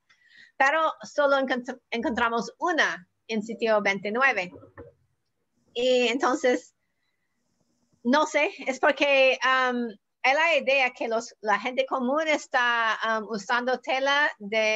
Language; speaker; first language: Spanish; non-native, learner; English